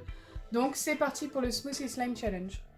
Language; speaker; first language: French; native; French